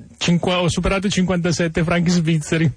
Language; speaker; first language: Italian; native; Italian